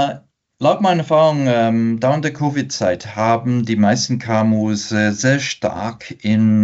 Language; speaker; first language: German; non-native, fluent; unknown